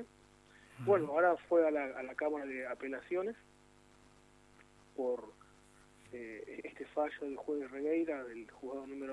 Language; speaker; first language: Spanish; native; Spanish